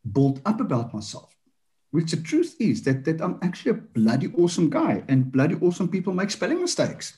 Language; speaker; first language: English; non-native, local second language; Afrikaans